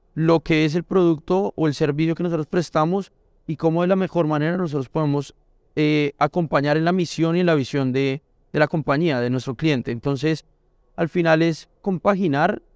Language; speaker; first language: Spanish; native; Spanish